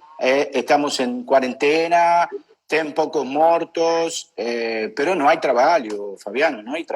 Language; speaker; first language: Portuguese; non-native, learner; Spanish